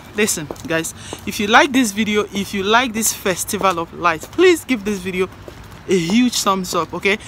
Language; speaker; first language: English; non-native, local second language; Igbo